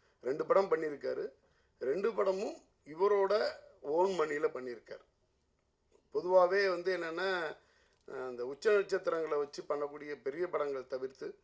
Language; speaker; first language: Tamil; native; Tamil